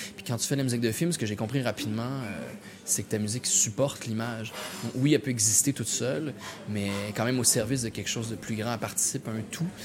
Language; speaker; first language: French; native; French